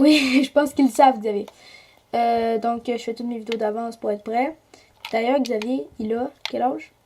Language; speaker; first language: French; native; French